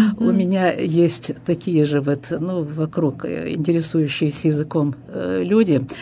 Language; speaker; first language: Russian; early bilingual, heritage; Russian